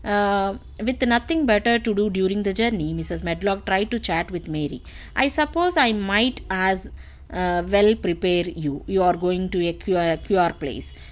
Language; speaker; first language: English; non-native, local second language; Telugu